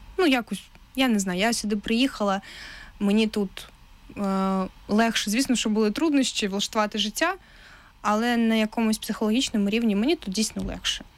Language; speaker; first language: Ukrainian; non-native, local second language; Russian